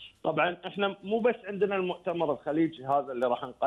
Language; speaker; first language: Arabic; native; Arabic